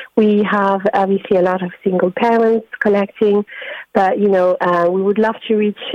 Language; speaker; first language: English; non-native, fluent; French